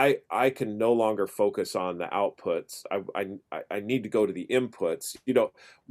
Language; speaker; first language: English; native; English